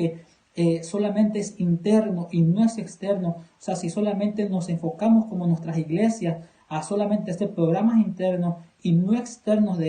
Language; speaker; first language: Spanish; native; Spanish